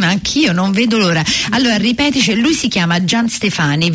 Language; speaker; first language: Italian; native; Italian